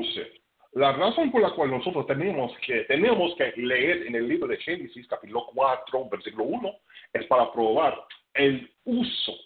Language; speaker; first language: Spanish; non-native, fluent; English